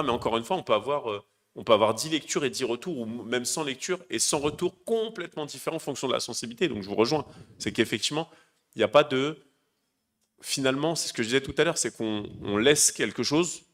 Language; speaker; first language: French; native; French